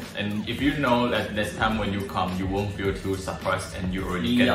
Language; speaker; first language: English; non-native, learner; Chinese